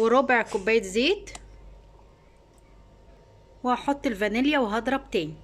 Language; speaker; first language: Arabic; native; Arabic